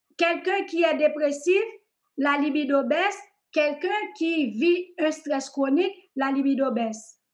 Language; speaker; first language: French; non-native, local second language; Haitian Creole